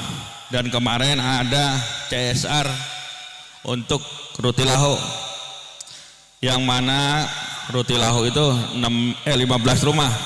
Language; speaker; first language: Indonesian; native; Indonesian